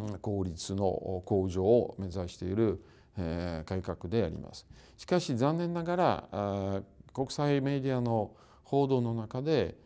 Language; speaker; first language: Japanese; non-native, fluent; Russian